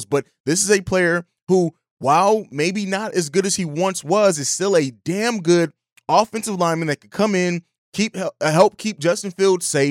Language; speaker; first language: English; native; English